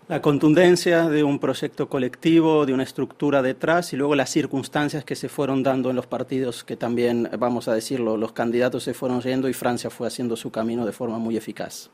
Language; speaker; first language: Spanish; native; Spanish